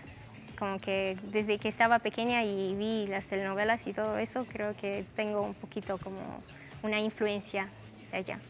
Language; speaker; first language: Spanish; non-native, fluent; Romanian